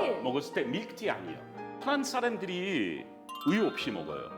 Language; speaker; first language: Korean; non-native, fluent; English